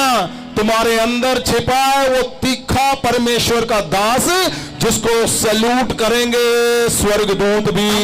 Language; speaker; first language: Hindi; non-native, local second language; Punjabi